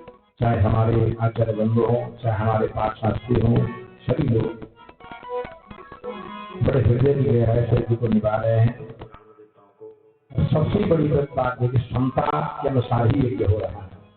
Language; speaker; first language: Hindi; native; Hindi